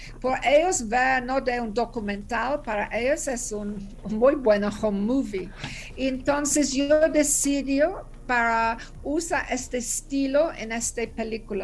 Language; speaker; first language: Spanish; non-native, learner; English